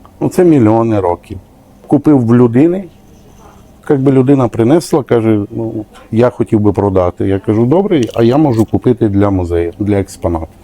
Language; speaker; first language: Ukrainian; native; Ukrainian